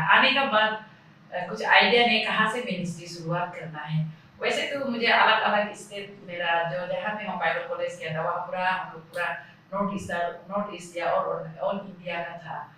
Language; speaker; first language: Hindi; non-native, local second language; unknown